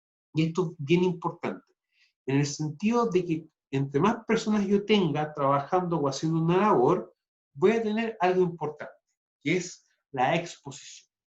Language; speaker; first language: Spanish; native; Spanish